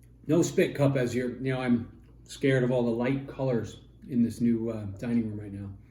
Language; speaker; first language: English; native; English